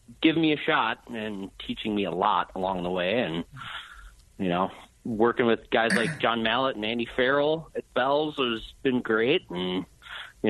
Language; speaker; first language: English; native; English